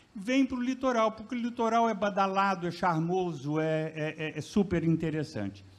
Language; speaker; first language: Portuguese; native; Portuguese